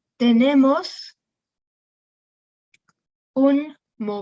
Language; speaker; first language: Spanish; non-native, fluent; English